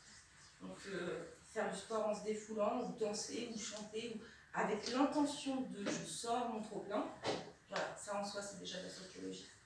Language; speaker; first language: French; native; French